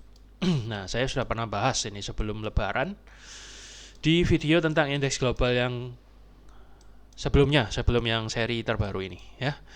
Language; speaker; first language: Indonesian; native; Indonesian